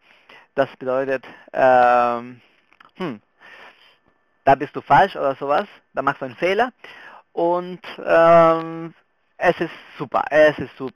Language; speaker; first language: German; non-native, fluent; Spanish